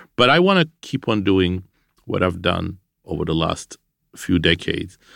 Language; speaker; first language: English; non-native, fluent; Armenian